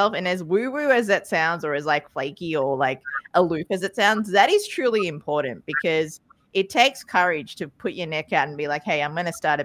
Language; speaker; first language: English; native; English